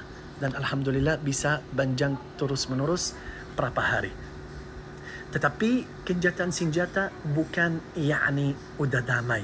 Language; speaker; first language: Indonesian; non-native, learner; Arabic